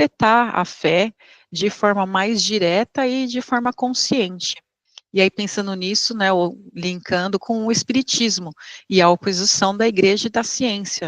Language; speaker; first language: Portuguese; native; Portuguese